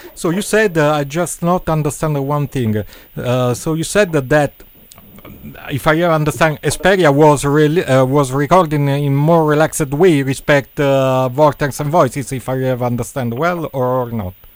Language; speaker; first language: English; non-native, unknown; Italian